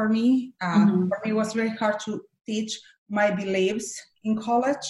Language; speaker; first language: English; non-native, fluent; Spanish